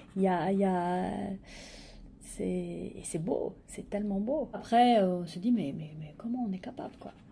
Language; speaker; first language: French; native; French